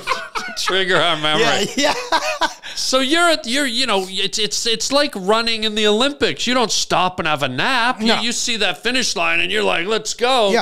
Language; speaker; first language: English; native; English